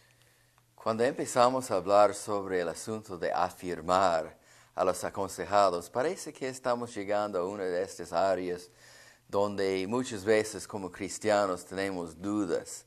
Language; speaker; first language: Spanish; non-native, fluent; English